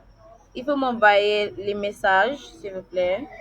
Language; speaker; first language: French; non-native, learner; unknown